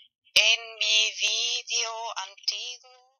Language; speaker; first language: Spanish; non-native, fluent; German